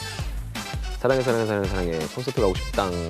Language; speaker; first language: Korean; native; Korean